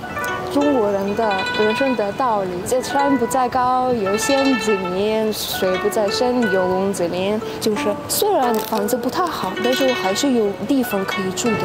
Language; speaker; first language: Chinese; non-native, fluent; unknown